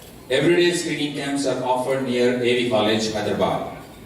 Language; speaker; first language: English; non-native, local second language; Telugu